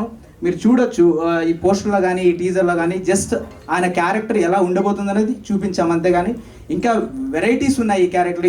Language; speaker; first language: Telugu; non-native, learner; Kannada